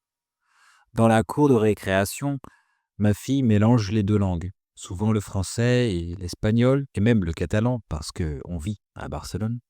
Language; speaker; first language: French; native; French